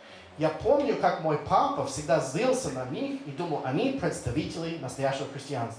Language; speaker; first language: Russian; non-native, fluent; English